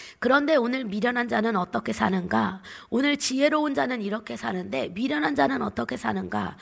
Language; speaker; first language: Korean; native; Korean